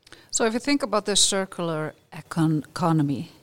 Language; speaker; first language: English; non-native, fluent; Icelandic